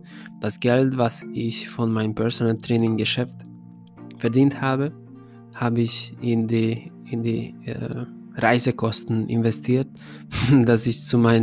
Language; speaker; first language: German; non-native, fluent; Hungarian